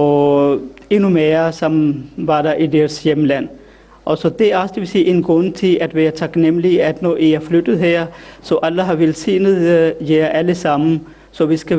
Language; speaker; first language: Danish; non-native, fluent; Urdu